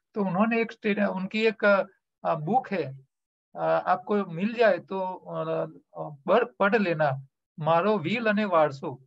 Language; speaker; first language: Hindi; non-native, local second language; Gujarati